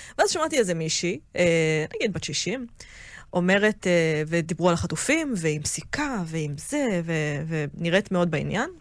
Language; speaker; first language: Hebrew; native; Hebrew